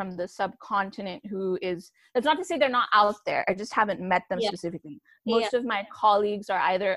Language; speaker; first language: English; non-native, local second language; Urdu